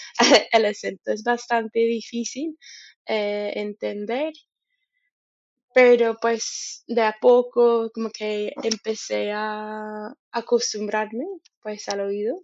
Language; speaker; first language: Spanish; non-native, fluent; English